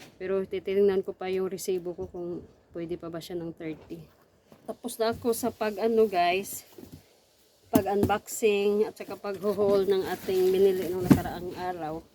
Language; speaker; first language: Filipino; non-native, local second language; Cebuano